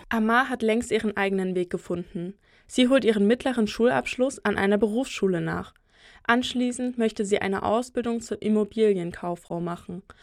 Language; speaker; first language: German; native; German